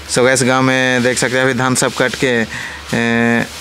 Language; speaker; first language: Hindi; non-native, local second language; Sadri